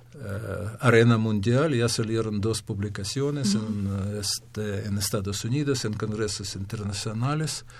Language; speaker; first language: Spanish; non-native, fluent; Ukrainian